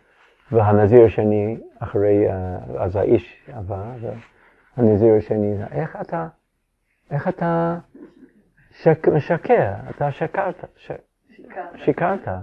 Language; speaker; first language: Hebrew; non-native, fluent; English